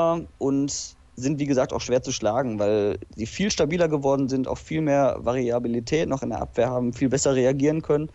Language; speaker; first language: German; native; German